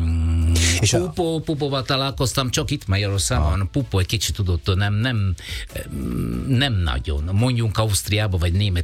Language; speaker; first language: Hungarian; non-native, learner; Italian